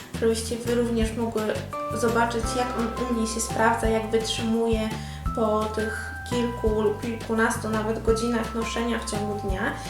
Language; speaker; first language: Polish; native; Polish